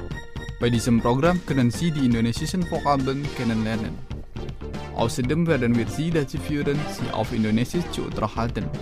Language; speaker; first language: German; non-native, fluent; Indonesian